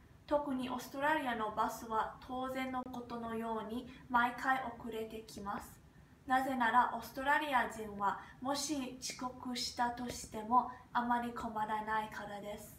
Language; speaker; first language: Japanese; non-native, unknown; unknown